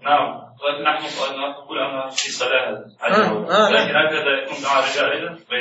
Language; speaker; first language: Arabic; non-native, learner; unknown